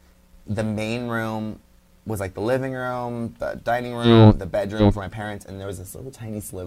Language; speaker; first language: English; early bilingual, other home language; Spanish